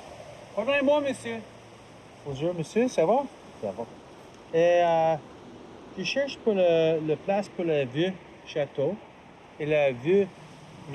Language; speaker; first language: French; non-native, learner; English